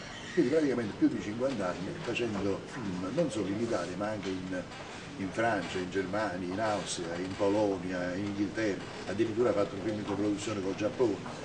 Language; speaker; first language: Italian; native; Italian